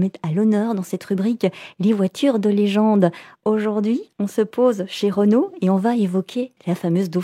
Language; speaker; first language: French; native; French